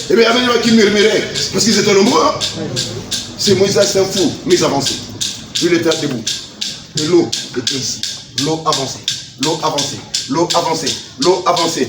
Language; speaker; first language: French; non-native, local second language; Lingala